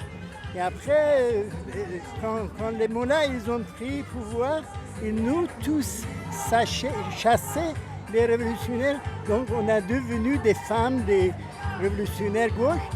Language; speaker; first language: French; non-native, fluent; Persian